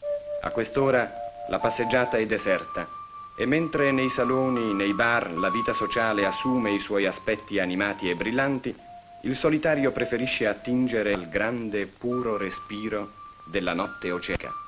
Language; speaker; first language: Italian; native; Italian